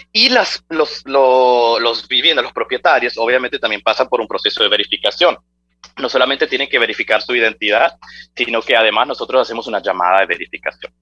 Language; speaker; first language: Spanish; early bilingual, heritage; Spanish